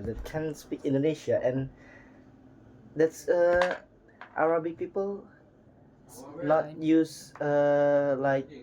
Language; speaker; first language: English; non-native, learner; Indonesian